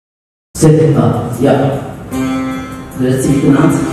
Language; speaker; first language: German; non-native, learner; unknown